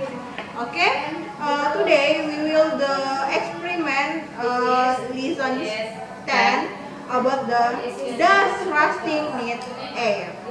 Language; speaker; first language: English; non-native, learner; Indonesian